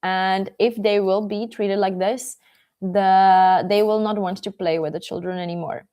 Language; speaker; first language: English; non-native, fluent; Czech